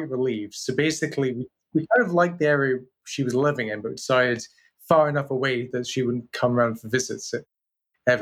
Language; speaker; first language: English; native; English